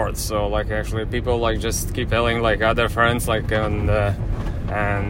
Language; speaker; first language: English; non-native, fluent; Latvian